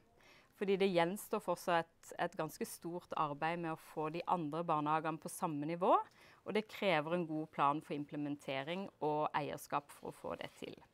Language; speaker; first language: Norwegian; native; Norwegian